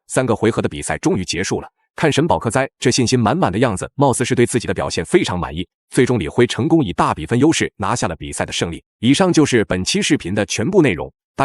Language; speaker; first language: Chinese; native; Chinese